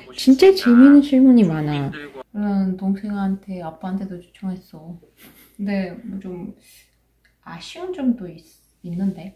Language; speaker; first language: Korean; non-native, fluent; Russian